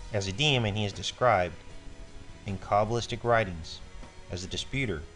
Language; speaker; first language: English; native; English